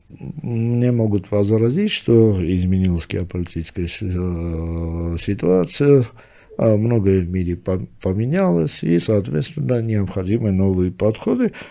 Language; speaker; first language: Russian; non-native, local second language; Armenian